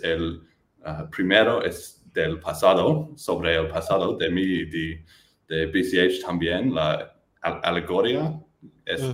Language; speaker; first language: Spanish; non-native, learner; English